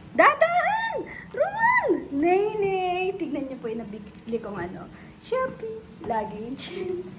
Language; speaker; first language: Filipino; native; Filipino